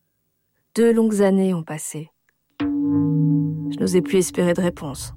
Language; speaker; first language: French; native; French